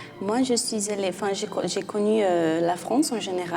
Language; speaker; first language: French; non-native, fluent; Portuguese